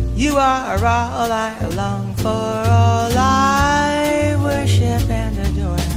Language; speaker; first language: English; non-native, fluent; Polish